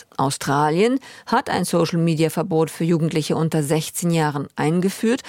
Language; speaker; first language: German; native; German